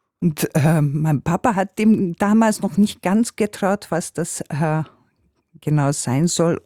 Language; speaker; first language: German; non-native, fluent; Hungarian